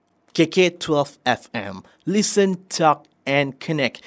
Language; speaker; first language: English; non-native, local second language; Malay